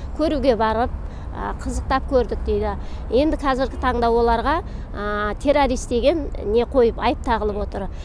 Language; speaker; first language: Kazakh; native; Kazakh